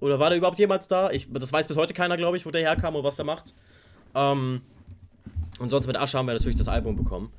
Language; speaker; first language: German; native; German